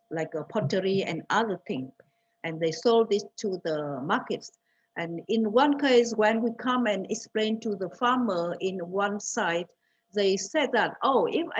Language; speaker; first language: English; non-native, fluent; Vietnamese